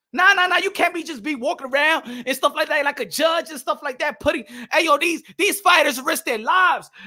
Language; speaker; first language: English; native; English